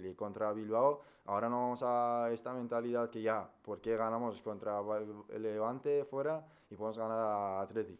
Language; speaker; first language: Spanish; non-native, fluent; Persian